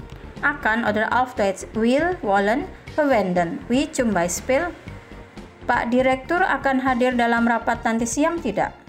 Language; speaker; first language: German; non-native, fluent; Indonesian